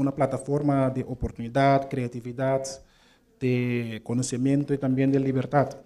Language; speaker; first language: Spanish; non-native, fluent; Papiamento